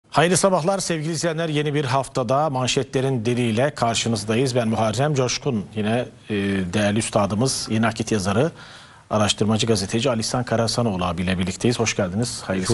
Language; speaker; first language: Turkish; native; Turkish